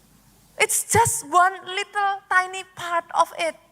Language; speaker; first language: English; non-native, fluent; Indonesian